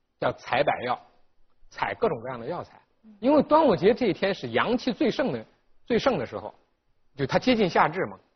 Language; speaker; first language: Chinese; native; Chinese